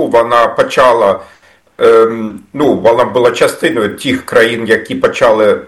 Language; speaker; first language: Ukrainian; non-native, fluent; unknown